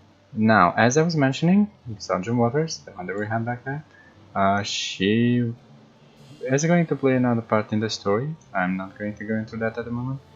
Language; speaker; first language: English; non-native, fluent; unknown